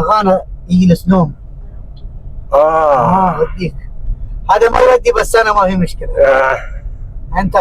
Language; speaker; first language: Arabic; non-native, learner; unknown